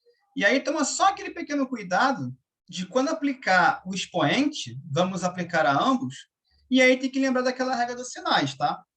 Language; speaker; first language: Portuguese; native; Portuguese